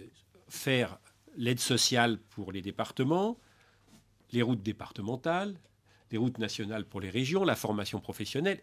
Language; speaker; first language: French; native; French